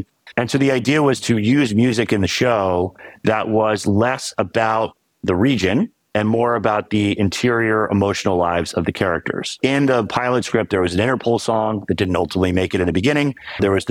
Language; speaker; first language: English; native; English